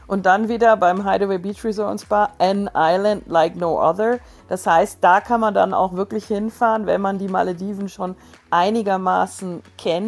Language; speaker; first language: German; native; German